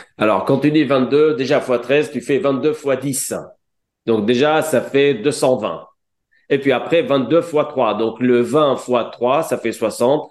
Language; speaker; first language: French; non-native, local second language; Arabic